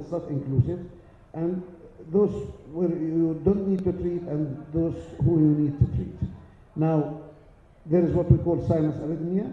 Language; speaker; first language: English; non-native, fluent; Arabic